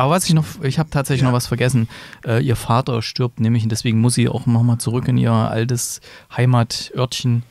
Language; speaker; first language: German; native; German